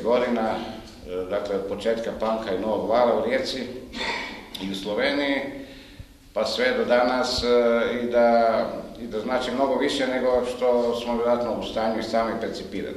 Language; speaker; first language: Croatian; native; Croatian